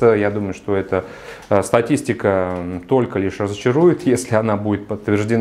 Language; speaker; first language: Russian; native; Russian